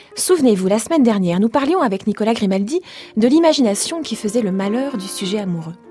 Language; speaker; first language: French; native; French